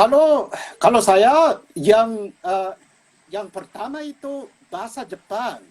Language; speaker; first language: Indonesian; non-native, fluent; English